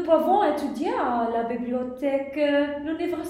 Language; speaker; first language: French; non-native, learner; English